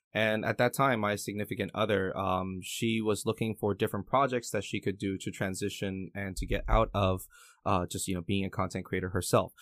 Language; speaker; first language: English; early bilingual, other home language; Chinese